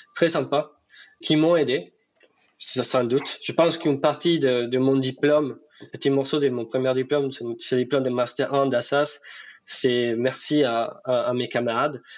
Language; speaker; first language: French; non-native, fluent; Spanish